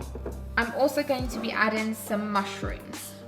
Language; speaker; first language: English; native; English